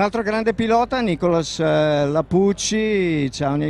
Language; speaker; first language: Italian; native; Italian